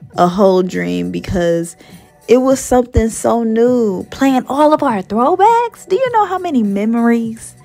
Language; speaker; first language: English; native; English